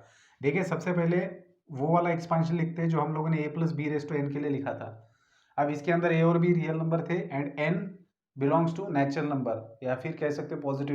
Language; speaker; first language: Hindi; native; Hindi